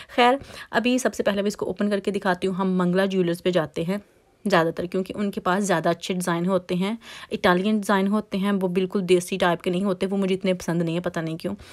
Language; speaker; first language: Urdu; non-native, local second language; Punjabi